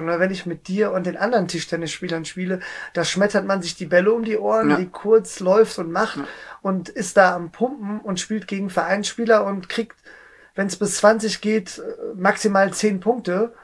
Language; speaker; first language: German; native; German